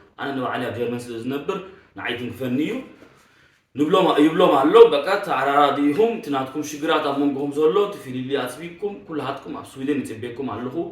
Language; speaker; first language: Tigrinya; early bilingual, heritage; Tigrinya